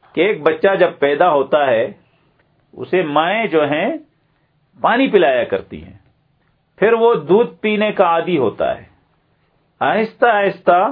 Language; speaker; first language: Urdu; native; Urdu